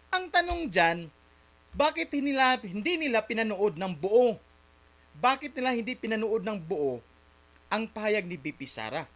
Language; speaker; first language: Filipino; native; Filipino